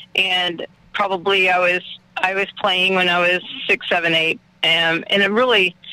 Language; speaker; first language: English; native; English